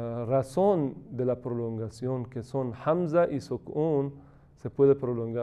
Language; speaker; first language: Spanish; non-native, fluent; Persian